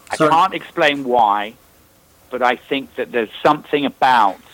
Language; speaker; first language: English; native; English